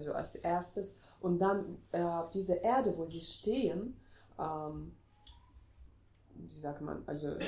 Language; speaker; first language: German; non-native, fluent; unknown